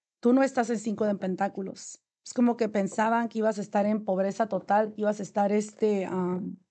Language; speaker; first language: Spanish; native; Spanish